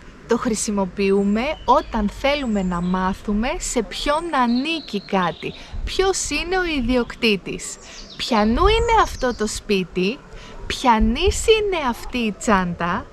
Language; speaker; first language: Greek; native; Greek